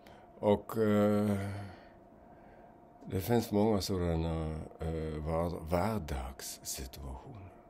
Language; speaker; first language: Swedish; non-native, fluent; German